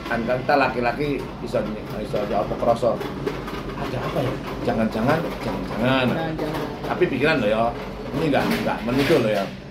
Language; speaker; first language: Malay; non-native, local second language; Javanese